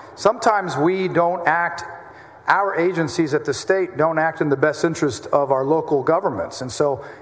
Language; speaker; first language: English; native; English